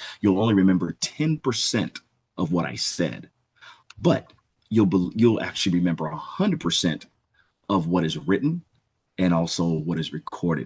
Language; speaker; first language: English; native; English